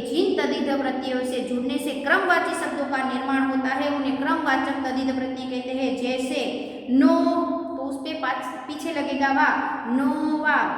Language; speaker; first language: Hindi; non-native, local second language; Gujarati